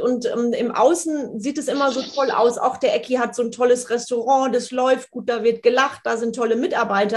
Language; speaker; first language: German; native; German